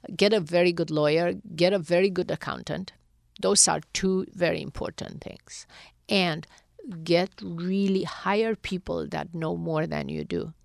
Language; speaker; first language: English; non-native, fluent; Romanian